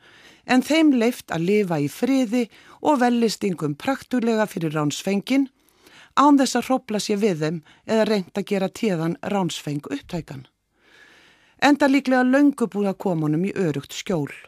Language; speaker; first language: Icelandic; native; Icelandic